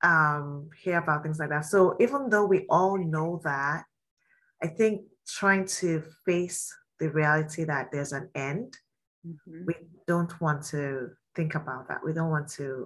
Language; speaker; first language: English; non-native, local second language; Yoruba